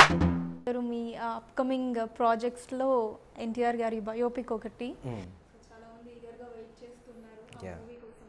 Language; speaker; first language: Telugu; native; Telugu